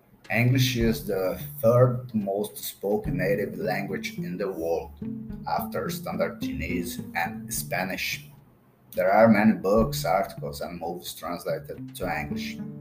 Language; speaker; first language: English; non-native, learner; Portuguese